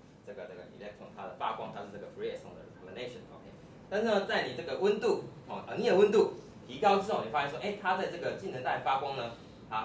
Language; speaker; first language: Chinese; native; Chinese